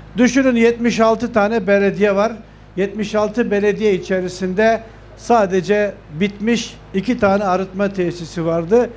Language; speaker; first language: Turkish; native; Turkish